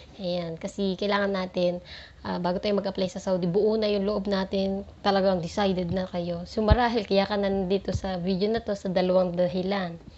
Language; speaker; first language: Filipino; native; Filipino